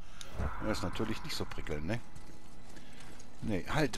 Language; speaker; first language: German; native; German